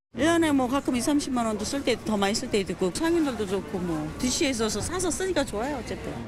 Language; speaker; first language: Korean; native; Korean